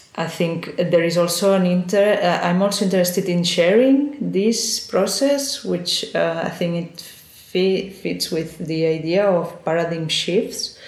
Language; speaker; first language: English; non-native, fluent; Spanish